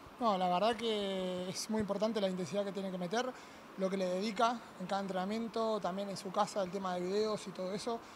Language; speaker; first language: Spanish; native; Spanish